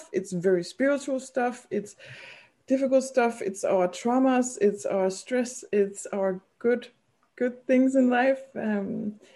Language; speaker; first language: English; non-native, fluent; Danish